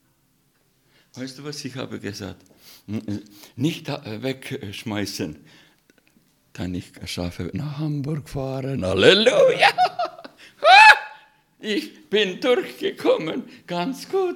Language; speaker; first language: German; non-native, fluent; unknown